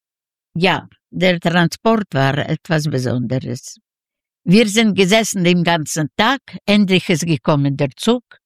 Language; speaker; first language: German; non-native, fluent; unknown